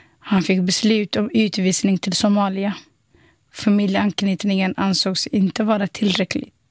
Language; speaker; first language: Swedish; non-native, fluent; Somali